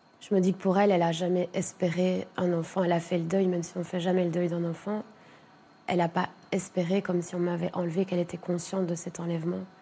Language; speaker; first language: French; native; French